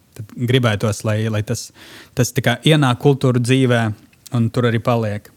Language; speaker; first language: Latvian; non-native, local second language; Russian